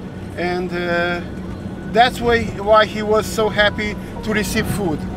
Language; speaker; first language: English; non-native, learner; Romanian